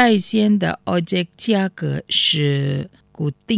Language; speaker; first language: Chinese; non-native, fluent; Indonesian